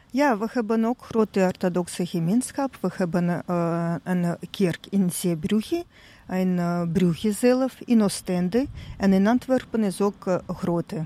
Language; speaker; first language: Dutch; non-native, learner; Russian